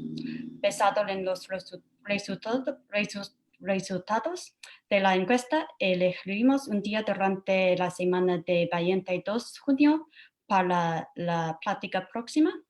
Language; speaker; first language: Spanish; non-native, fluent; English